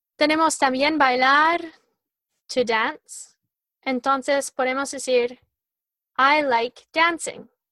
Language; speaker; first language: Spanish; non-native, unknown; English